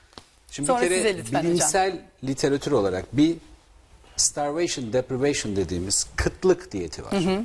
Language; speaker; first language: Turkish; native; Turkish